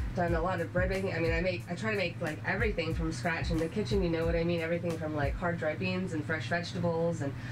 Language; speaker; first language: English; native; English